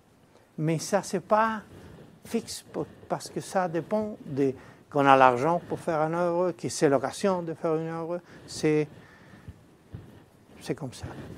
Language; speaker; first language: French; non-native, fluent; Spanish